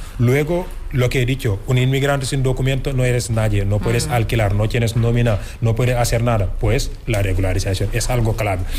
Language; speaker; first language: Spanish; non-native, fluent; Wolof